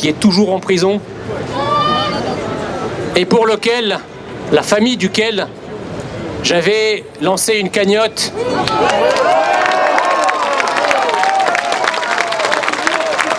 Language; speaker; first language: French; early bilingual, other home language; Arabic